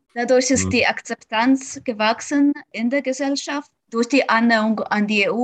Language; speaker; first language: German; non-native, fluent; Ukrainian